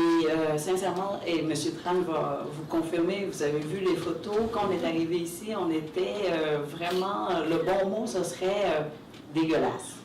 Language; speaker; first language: French; early bilingual, other home language; Vietnamese